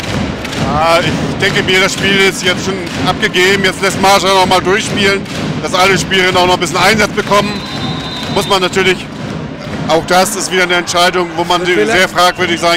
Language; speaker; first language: German; native; German